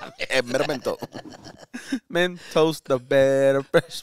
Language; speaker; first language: English; early bilingual, other home language; Spanish